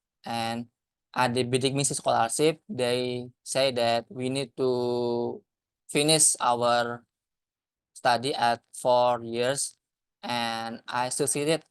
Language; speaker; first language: English; non-native, learner; Indonesian